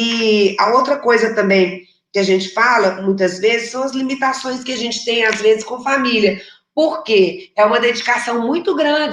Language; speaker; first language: Portuguese; native; Portuguese